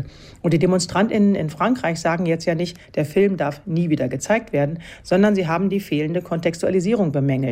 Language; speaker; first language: German; native; German